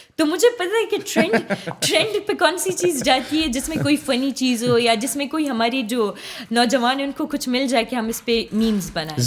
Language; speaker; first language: Urdu; non-native, local second language; Pashto